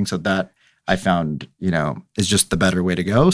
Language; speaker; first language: English; native; English